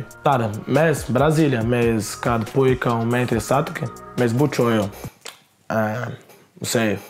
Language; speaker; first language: Latvian; non-native, learner; Portuguese